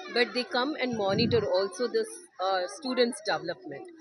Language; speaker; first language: English; non-native, local second language; Telugu